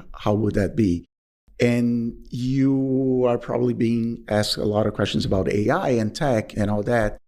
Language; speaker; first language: English; non-native, fluent; Portuguese